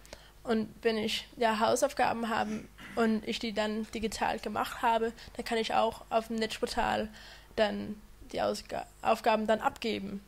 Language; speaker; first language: German; non-native, fluent; Danish